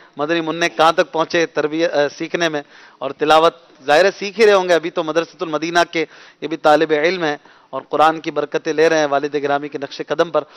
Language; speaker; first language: Urdu; native; Urdu